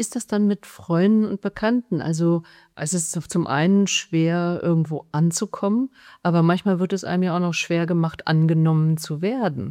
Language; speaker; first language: German; native; German